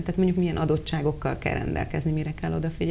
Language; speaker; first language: Hungarian; native; Hungarian